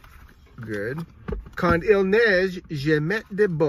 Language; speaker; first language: French; non-native, learner; English